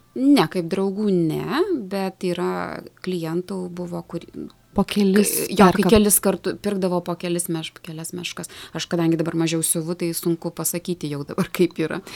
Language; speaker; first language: Lithuanian; native; Lithuanian